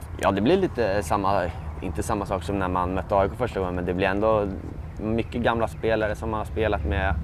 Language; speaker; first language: Swedish; native; Swedish